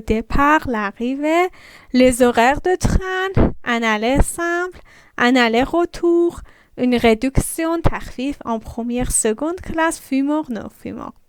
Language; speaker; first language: French; non-native, fluent; Persian